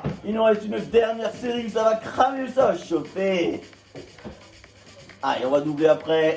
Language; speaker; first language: French; native; French